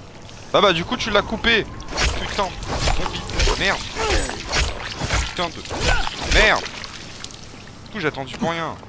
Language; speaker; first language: French; native; French